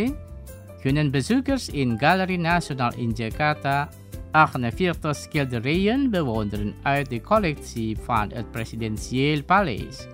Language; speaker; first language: Dutch; non-native, fluent; Indonesian